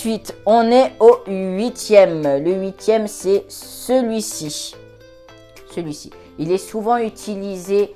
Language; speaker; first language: French; native; French